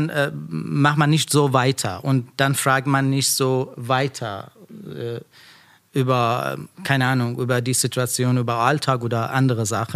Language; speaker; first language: German; non-native, learner; Persian